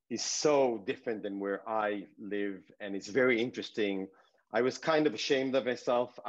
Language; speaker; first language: English; early bilingual, other home language; Hebrew